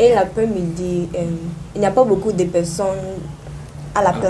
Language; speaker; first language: French; non-native, learner; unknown